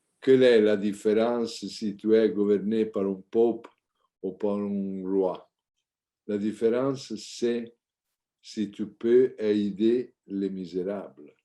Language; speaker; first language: French; non-native, learner; Italian